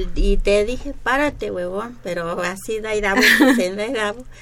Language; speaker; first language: Spanish; non-native, local second language; Mixtepec Mixtec